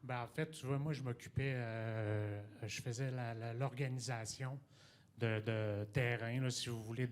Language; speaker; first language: French; native; French